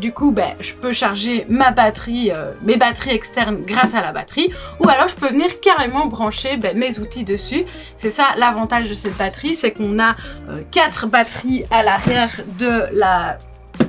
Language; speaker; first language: French; native; French